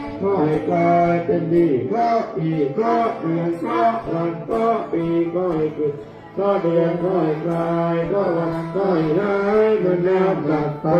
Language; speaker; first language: Thai; native; Thai